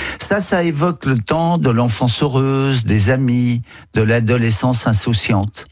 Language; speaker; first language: French; native; French